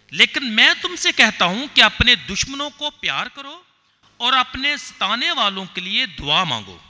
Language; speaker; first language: Urdu; non-native, local second language; Punjabi